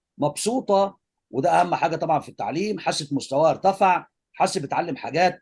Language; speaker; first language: Egyptian Arabic; native; Egyptian Arabic